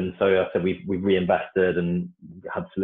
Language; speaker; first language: English; native; English